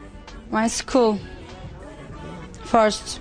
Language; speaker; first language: English; non-native, learner; Turkish